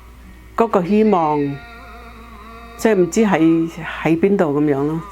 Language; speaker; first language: Cantonese; early bilingual, heritage; Cantonese